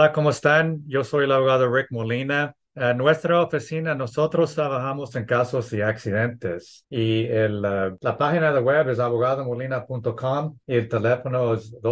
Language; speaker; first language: Spanish; early bilingual, heritage; English